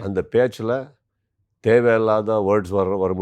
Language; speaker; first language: Tamil; non-native, learner; Kannada